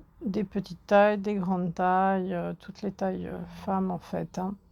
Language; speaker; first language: French; native; French